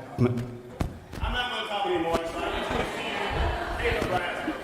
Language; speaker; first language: English; native; English